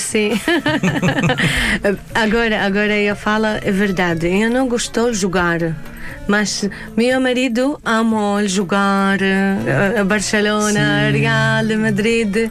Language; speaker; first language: Portuguese; non-native, learner; Arabic